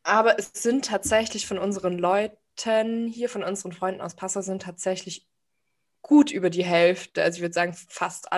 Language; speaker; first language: German; native; German